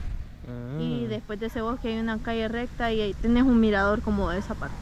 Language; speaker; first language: Spanish; native; Spanish